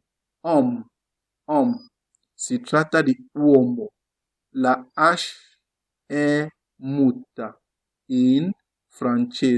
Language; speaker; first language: Italian; non-native, fluent; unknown